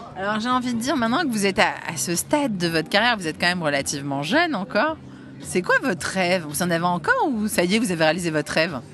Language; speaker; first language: French; native; French